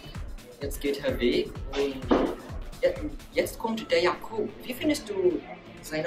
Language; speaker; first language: German; non-native, learner; English